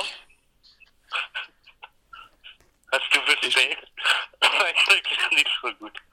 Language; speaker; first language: German; non-native, learner; English